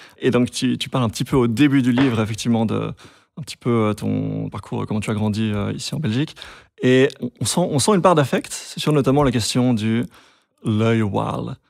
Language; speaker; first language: French; native; French